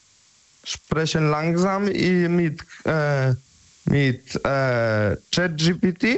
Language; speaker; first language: German; non-native, learner; Polish